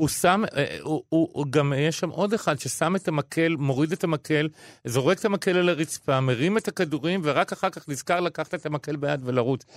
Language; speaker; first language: Hebrew; native; Hebrew